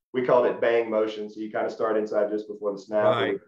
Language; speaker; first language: English; native; English